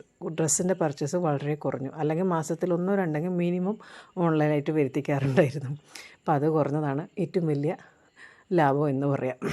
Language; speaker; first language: Malayalam; native; Malayalam